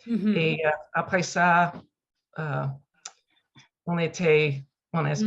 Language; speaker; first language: French; non-native, learner; English